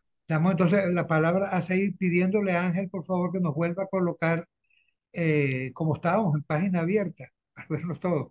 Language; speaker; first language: Spanish; native; Spanish